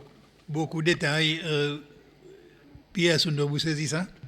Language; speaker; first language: French; non-native, local second language; Seselwa Creole French